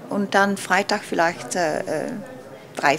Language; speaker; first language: German; non-native, learner; Dutch